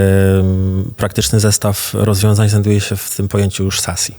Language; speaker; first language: Polish; native; Polish